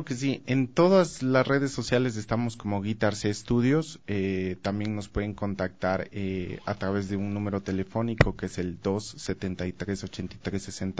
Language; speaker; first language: Spanish; native; Spanish